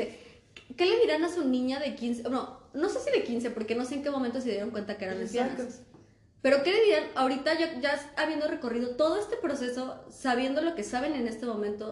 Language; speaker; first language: Spanish; native; Spanish